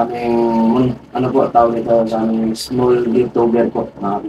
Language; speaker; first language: Filipino; non-native, local second language; Hiligaynon